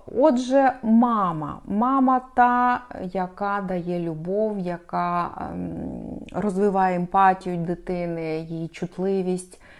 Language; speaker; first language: Ukrainian; non-native, local second language; Russian